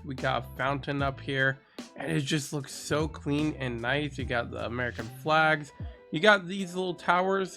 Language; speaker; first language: English; native; English